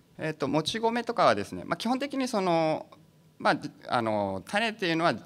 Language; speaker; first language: Japanese; native; Japanese